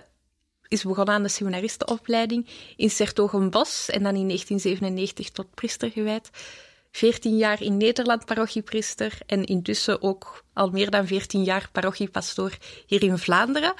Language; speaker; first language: Dutch; native; Dutch